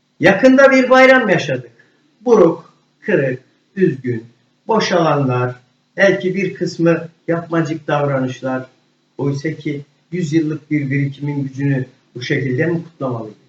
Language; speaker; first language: Turkish; native; Turkish